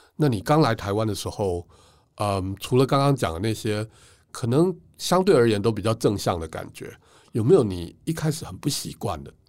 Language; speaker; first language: Chinese; native; Chinese